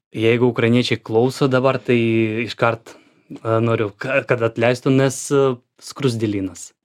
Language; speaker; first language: Lithuanian; non-native, fluent; Ukrainian